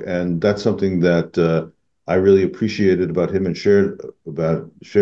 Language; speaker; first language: English; native; English